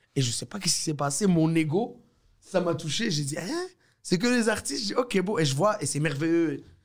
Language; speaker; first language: French; early bilingual, other home language; Arabic